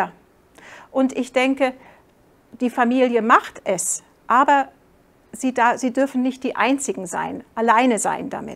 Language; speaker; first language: German; non-native, fluent; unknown